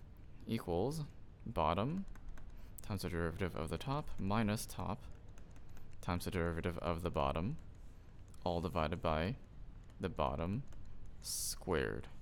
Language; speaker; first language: English; native; English